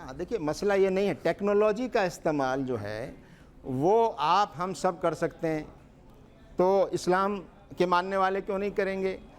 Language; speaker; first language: Urdu; native; Urdu